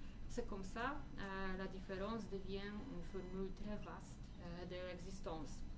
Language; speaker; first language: French; non-native, fluent; Polish